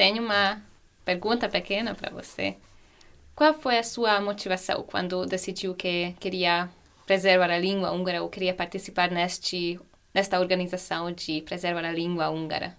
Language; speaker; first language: Portuguese; non-native, fluent; Hungarian